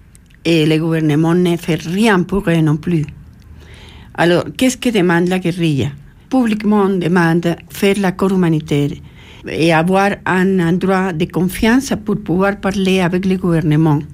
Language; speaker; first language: French; non-native, fluent; Spanish